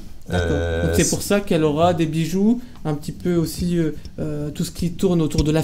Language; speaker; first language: French; native; French